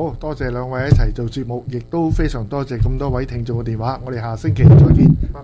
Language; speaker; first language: Chinese; native; Chinese